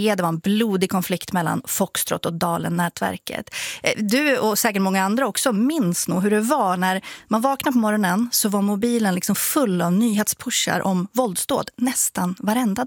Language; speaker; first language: Swedish; native; Swedish